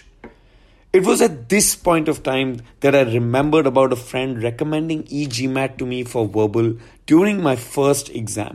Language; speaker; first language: English; non-native, local second language; Hindi